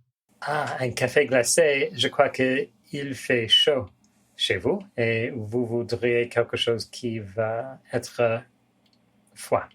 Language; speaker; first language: French; non-native, fluent; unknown